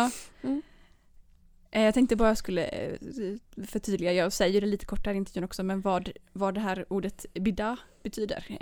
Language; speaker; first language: Swedish; native; Swedish